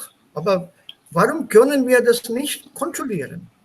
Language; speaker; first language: German; non-native, fluent; Hindi